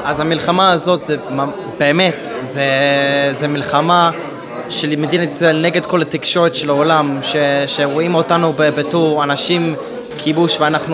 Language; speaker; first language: Hebrew; non-native, fluent; English